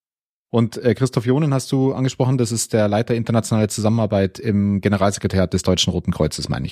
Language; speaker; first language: German; native; German